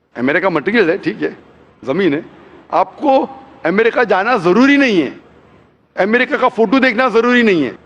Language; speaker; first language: Hindi; non-native, local second language; Konkani